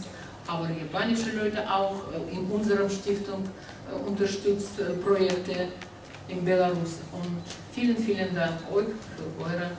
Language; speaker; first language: German; non-native, learner; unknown